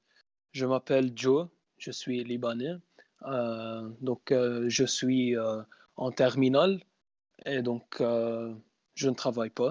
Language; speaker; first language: French; non-native, local second language; Arabic